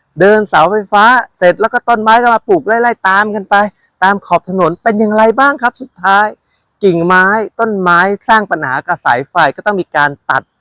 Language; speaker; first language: Thai; native; Thai